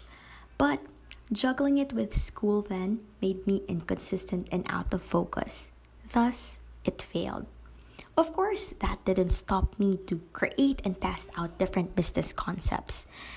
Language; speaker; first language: English; non-native, local second language; Kinaray-a